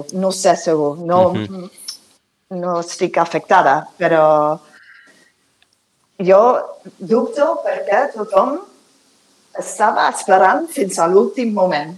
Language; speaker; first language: Catalan; non-native, fluent; English